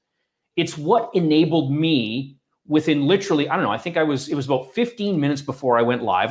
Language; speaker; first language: English; native; English